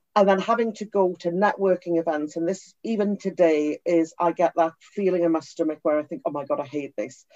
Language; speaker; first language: English; native; English